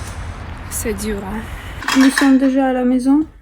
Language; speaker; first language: French; non-native, learner; Russian